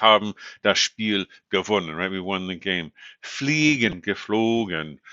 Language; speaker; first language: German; non-native, fluent; English